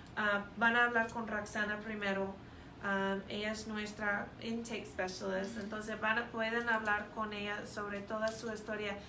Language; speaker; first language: Spanish; non-native, fluent; English